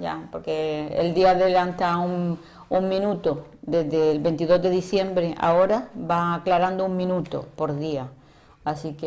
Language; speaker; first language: Spanish; native; Spanish